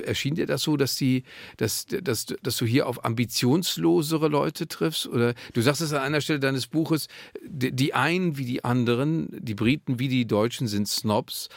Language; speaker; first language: German; native; German